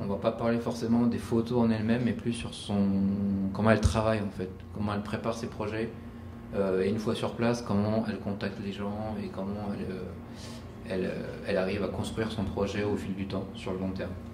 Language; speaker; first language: French; native; French